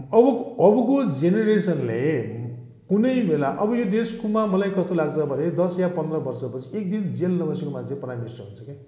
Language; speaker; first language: Nepali; native; Nepali